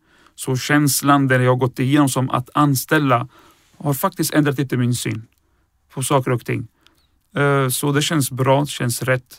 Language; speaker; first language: Swedish; early bilingual, other home language; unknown